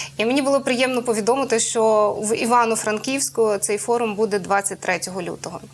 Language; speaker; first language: Ukrainian; native; Ukrainian